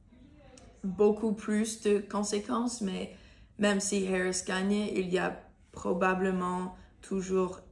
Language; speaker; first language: French; non-native, learner; English